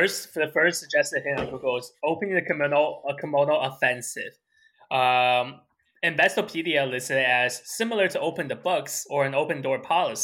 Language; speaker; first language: English; early bilingual, other home language; Chinese